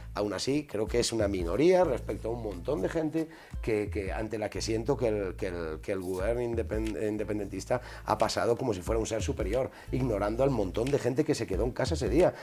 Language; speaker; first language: Spanish; native; Spanish